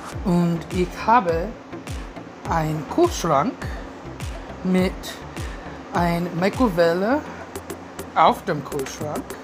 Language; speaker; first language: German; non-native, learner; English